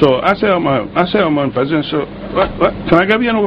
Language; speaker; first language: English; native; English